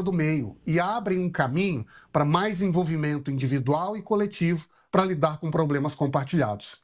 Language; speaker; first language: Portuguese; native; Portuguese